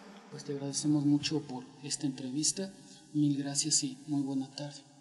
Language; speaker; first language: Spanish; native; Spanish